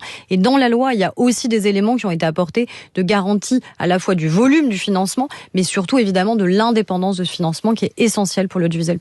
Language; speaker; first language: French; native; French